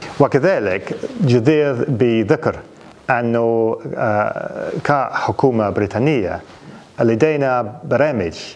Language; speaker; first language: Arabic; non-native, fluent; English